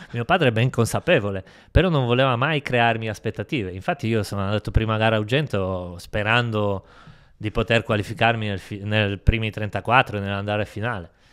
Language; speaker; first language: Italian; non-native, fluent; Polish